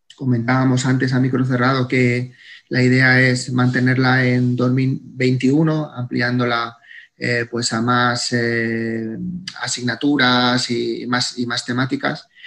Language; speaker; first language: Spanish; native; Spanish